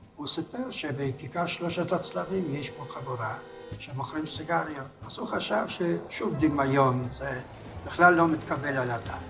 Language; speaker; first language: Hebrew; non-native, fluent; Yiddish